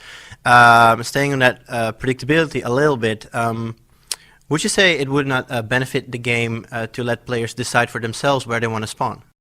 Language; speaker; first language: English; non-native, fluent; Dutch